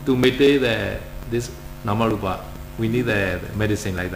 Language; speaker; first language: English; non-native, learner; Burmese